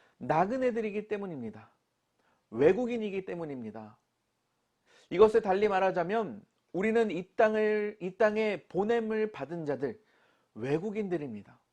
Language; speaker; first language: Korean; native; Korean